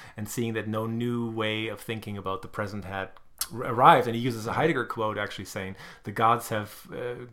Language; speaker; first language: English; non-native, fluent; German